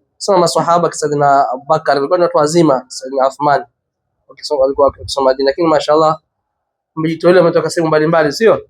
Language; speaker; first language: Swahili; native; Swahili